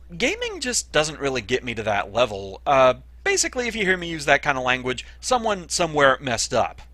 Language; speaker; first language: English; native; English